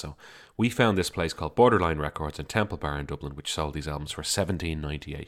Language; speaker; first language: English; native; English